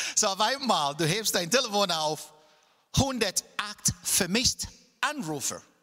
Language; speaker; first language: German; non-native, fluent; Igbo